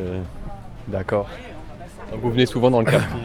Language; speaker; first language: French; native; French